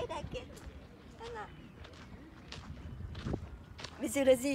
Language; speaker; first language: Japanese; non-native, learner; Vietnamese